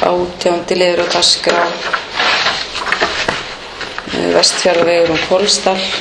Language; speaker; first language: Icelandic; native; Icelandic